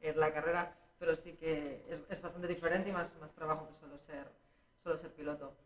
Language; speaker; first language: Spanish; native; Spanish